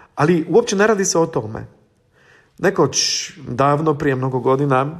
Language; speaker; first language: Croatian; non-native, fluent; Polish